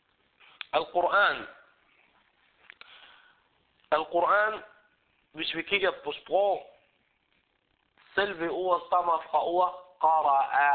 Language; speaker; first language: Danish; early bilingual, other home language; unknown